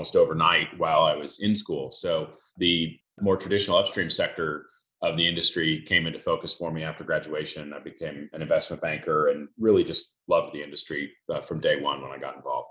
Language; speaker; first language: English; native; English